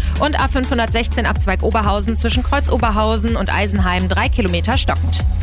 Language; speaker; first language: German; native; German